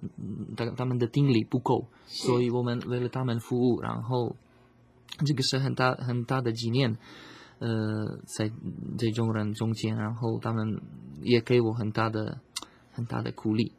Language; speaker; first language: Chinese; non-native, fluent; Slovak